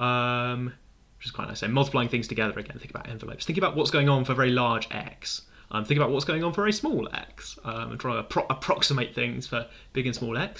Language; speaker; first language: English; native; English